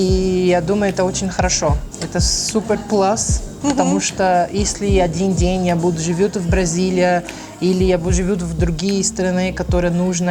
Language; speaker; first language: Russian; non-native, learner; Portuguese